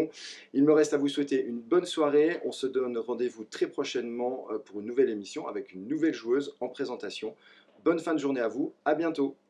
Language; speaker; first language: French; native; French